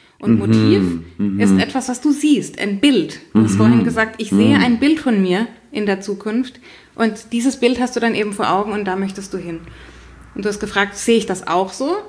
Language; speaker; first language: German; native; German